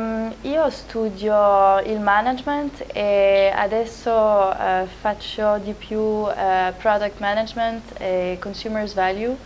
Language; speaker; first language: Italian; non-native, fluent; French